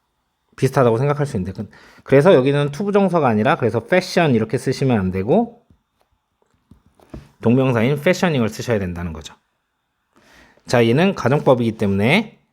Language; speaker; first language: Korean; native; Korean